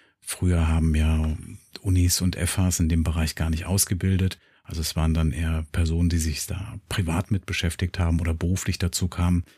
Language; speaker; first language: German; native; German